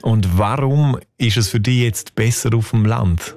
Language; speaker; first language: German; native; German